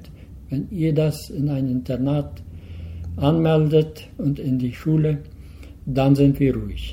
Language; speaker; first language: German; early bilingual, heritage; Low German